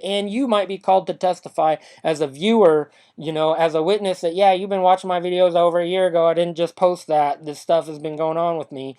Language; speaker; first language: English; native; English